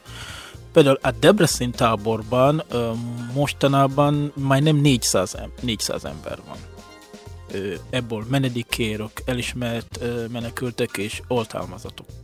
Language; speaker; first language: Hungarian; non-native, fluent; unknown